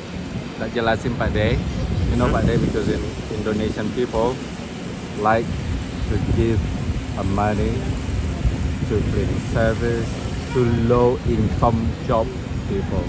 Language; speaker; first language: English; non-native, learner; Indonesian